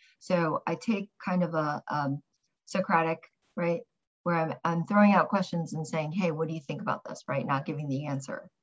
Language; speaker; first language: English; early bilingual, other home language; Korean